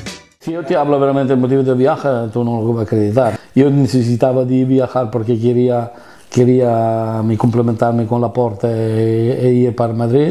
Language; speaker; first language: Spanish; non-native, fluent; Italian